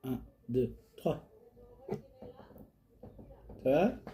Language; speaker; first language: French; native; French